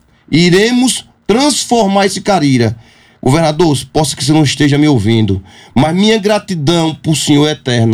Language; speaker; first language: Portuguese; native; Portuguese